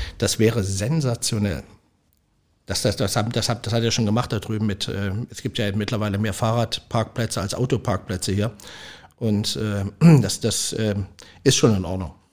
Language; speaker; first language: German; native; German